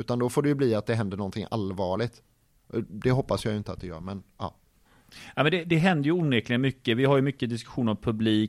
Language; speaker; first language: Swedish; native; Swedish